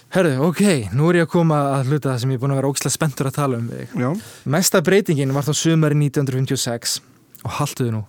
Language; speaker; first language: Icelandic; early bilingual, heritage; Icelandic